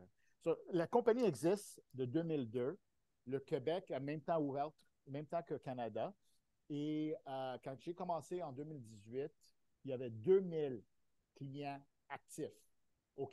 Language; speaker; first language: French; non-native, local second language; Italian